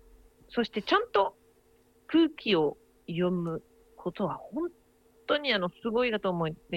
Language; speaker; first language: Japanese; non-native, fluent; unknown